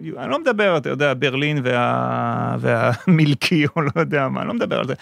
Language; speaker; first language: Hebrew; non-native, fluent; French